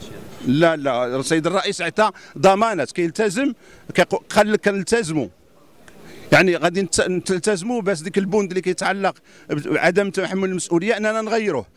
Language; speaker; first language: Arabic; native; Arabic